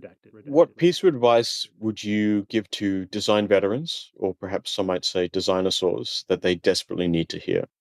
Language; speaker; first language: English; native; English